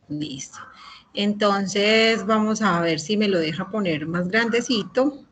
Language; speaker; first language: Spanish; native; Spanish